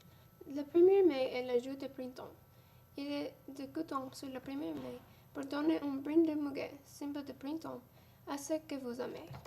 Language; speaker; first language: French; non-native, learner; English